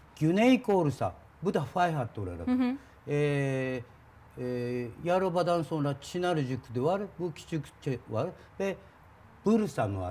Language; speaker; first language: Turkish; non-native, learner; Japanese